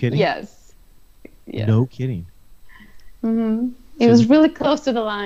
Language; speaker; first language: English; non-native, fluent; Spanish